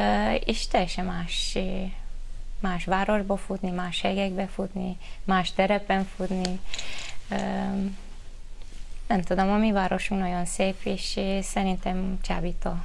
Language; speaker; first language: Hungarian; non-native, fluent; Romanian